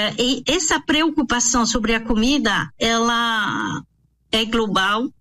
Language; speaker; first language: Portuguese; non-native, fluent; French